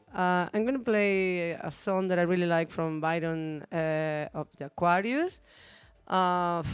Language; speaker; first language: English; non-native, learner; Spanish